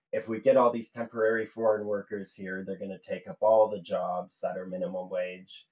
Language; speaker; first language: English; native; English